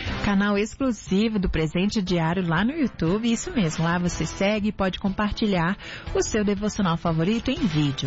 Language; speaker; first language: Portuguese; native; Portuguese